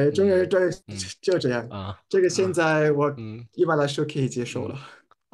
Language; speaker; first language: Chinese; non-native, fluent; German